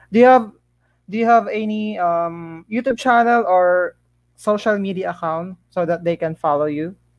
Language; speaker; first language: English; non-native, local second language; Filipino